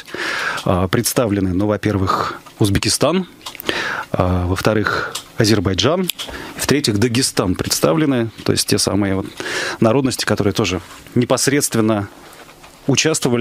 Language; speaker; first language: Russian; native; Russian